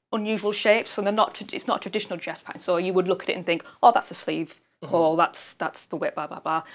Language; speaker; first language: English; native; English